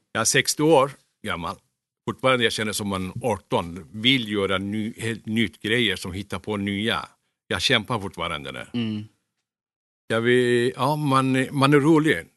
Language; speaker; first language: Swedish; non-native, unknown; Turkish